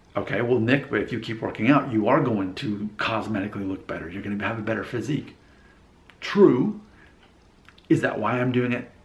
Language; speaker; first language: English; native; English